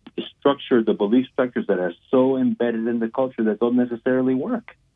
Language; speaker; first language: English; non-native, fluent; Spanish